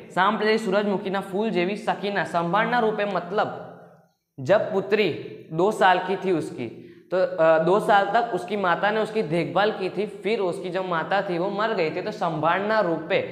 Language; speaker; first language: Hindi; non-native, local second language; Gujarati